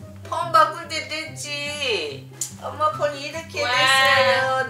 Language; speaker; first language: Korean; native; Korean